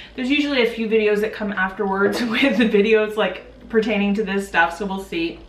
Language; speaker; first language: English; native; English